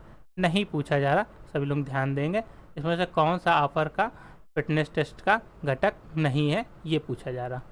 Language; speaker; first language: Hindi; native; Hindi